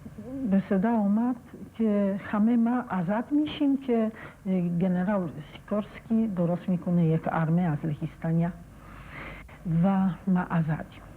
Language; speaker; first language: Persian; non-native, fluent; Polish